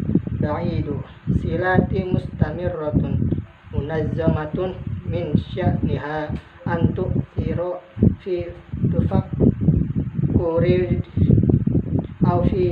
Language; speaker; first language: Arabic; non-native, learner; Indonesian